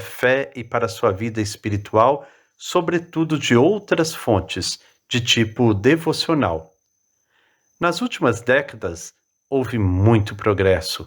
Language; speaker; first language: Portuguese; native; Portuguese